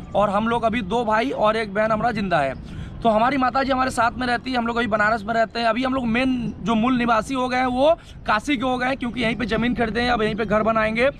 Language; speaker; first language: Hindi; non-native, local second language; Bangla